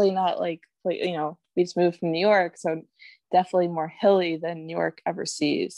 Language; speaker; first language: English; native; English